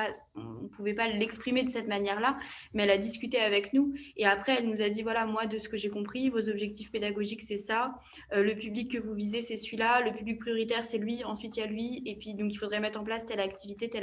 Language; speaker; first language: French; native; French